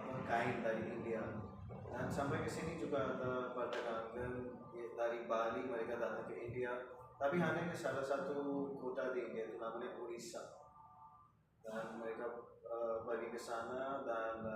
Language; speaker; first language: Indonesian; non-native, fluent; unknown